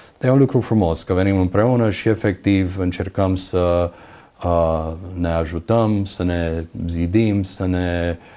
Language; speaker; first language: Romanian; early bilingual, other home language; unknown